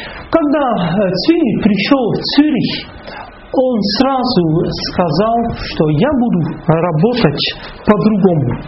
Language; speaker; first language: Russian; non-native, fluent; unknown